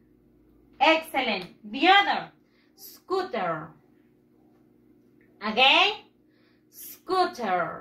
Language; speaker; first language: English; non-native, fluent; Spanish